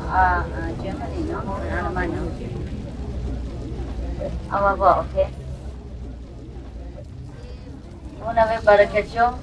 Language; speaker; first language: French; non-native, learner; Vietnamese